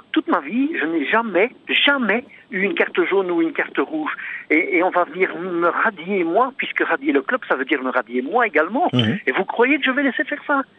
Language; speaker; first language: French; non-native, local second language; Dutch